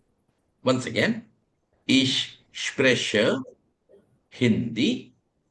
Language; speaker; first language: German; non-native, fluent; Telugu